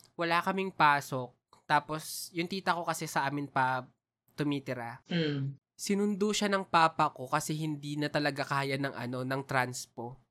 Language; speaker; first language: Filipino; native; Filipino